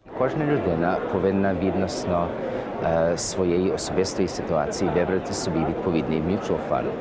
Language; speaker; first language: Ukrainian; early bilingual, heritage; Ukrainian